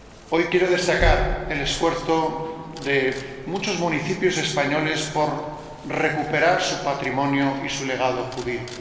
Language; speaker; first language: Spanish; native; Spanish